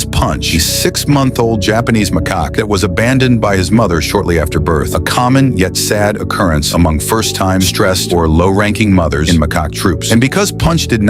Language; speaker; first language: English; native; English